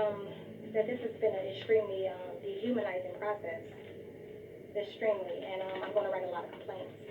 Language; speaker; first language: English; native; English